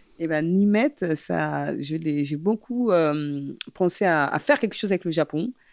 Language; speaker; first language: French; early bilingual, other home language; Fula